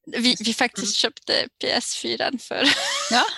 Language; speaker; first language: Swedish; non-native, learner; French